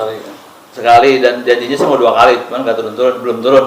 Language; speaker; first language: Indonesian; native; Indonesian